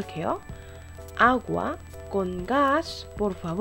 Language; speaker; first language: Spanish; non-native, fluent; Korean